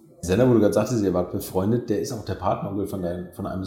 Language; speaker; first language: German; native; German